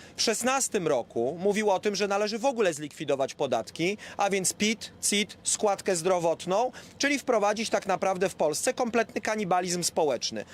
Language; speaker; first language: Polish; native; Polish